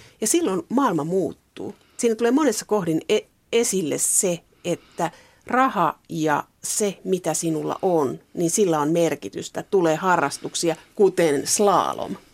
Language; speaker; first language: Finnish; native; Finnish